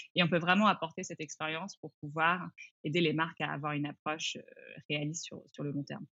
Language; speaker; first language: French; early bilingual, other home language; English